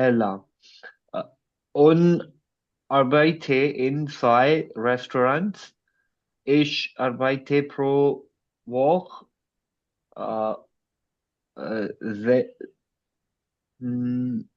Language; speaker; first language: German; non-native, learner; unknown